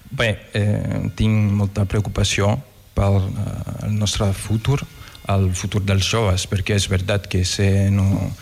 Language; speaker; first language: Catalan; non-native, learner; French